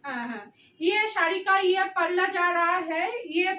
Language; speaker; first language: Hindi; non-native, local second language; Bangla